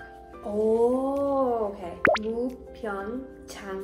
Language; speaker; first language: Korean; non-native, learner; English